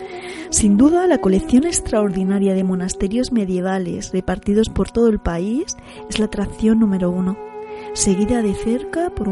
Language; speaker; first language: Spanish; native; Spanish